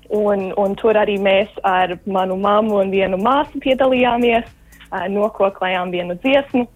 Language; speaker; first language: Latvian; early bilingual, heritage; Latvian